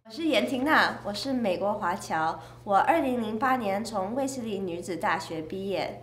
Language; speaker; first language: Chinese; early bilingual, heritage; Chinese